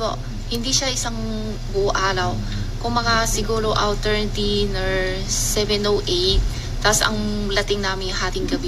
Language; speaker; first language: Filipino; non-native, learner; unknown